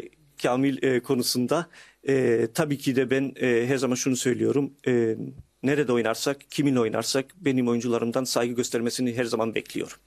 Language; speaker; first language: Turkish; early bilingual, heritage; Turkish